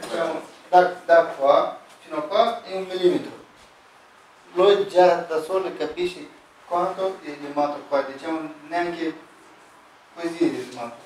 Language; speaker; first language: Italian; non-native, learner; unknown